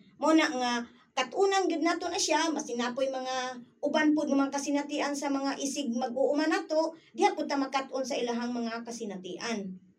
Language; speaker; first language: Cebuano; native; Cebuano